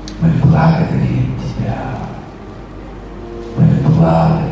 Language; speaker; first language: Russian; native; Russian